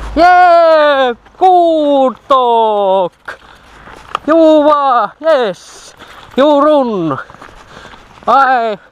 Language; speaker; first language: English; non-native, learner; Finnish